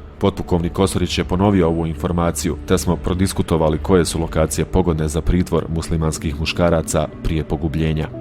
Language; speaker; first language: Bosnian; native; Bosnian